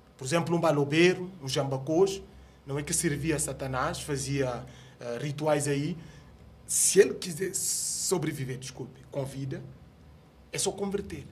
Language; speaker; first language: Portuguese; non-native, local second language; Upper Guinea Crioulo